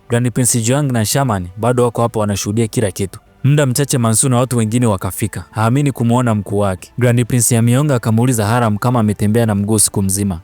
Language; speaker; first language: Swahili; native; Swahili